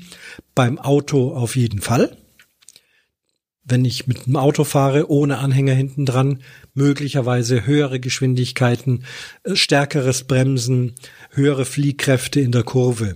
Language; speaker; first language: German; native; German